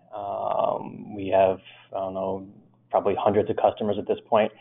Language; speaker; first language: English; native; English